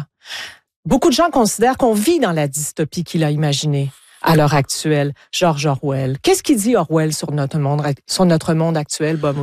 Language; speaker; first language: French; native; French